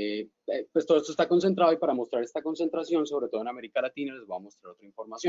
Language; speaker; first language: Spanish; native; Spanish